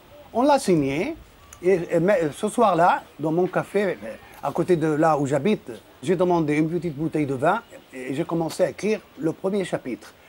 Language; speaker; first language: French; non-native, local second language; Arabic